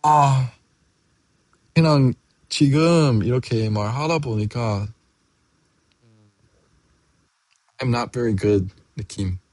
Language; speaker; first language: Korean; non-native, learner; English